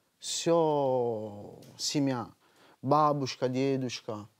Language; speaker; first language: Russian; non-native, learner; Italian